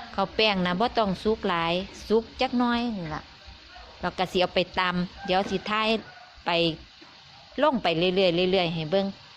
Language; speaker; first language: Thai; native; Thai